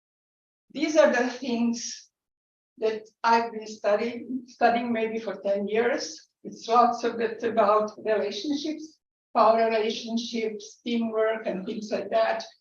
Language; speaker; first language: English; non-native, learner; Slovak